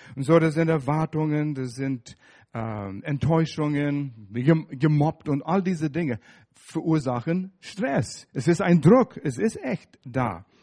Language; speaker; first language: German; non-native, fluent; English